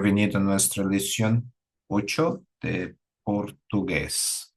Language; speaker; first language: Spanish; non-native, learner; Portuguese